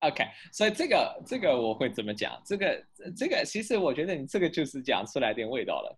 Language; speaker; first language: Chinese; non-native, fluent; English